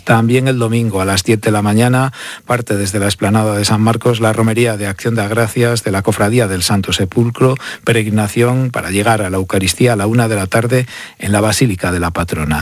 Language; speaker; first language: Spanish; native; Spanish